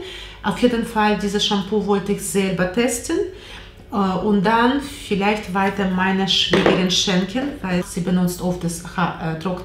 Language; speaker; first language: German; non-native, learner; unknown